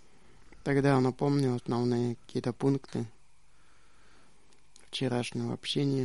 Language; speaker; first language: Czech; non-native, learner; Russian